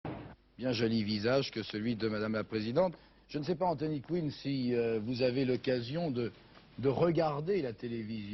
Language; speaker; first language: French; native; French